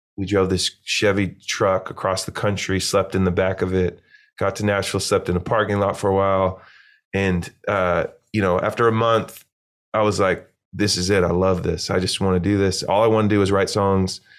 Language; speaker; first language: English; native; English